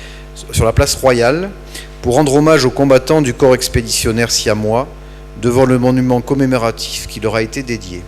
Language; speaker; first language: French; native; French